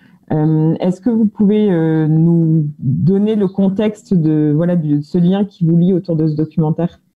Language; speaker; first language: French; native; French